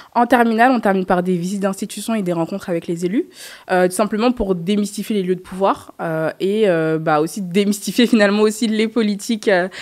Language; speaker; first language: French; native; French